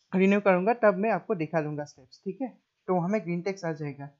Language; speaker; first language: Hindi; non-native, local second language; Assamese